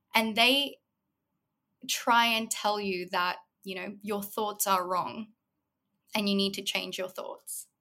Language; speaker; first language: English; native; English